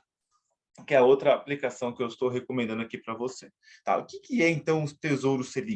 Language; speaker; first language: Portuguese; native; Portuguese